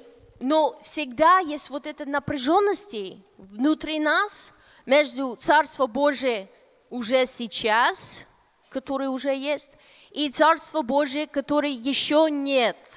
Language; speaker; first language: Russian; non-native, fluent; English